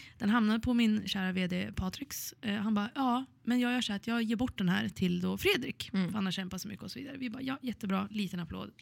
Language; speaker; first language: Swedish; native; Swedish